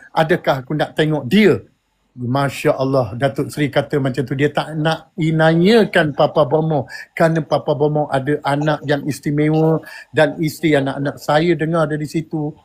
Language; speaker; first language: Malay; native; Malay